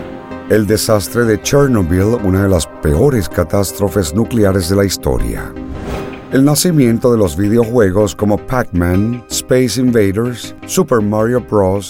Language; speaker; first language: Spanish; native; Spanish